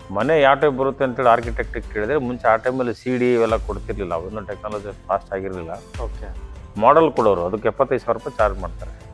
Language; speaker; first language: Kannada; native; Kannada